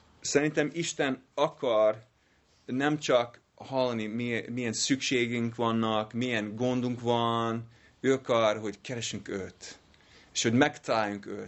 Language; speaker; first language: Hungarian; non-native, learner; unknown